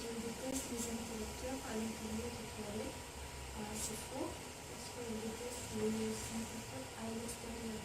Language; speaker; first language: French; non-native, learner; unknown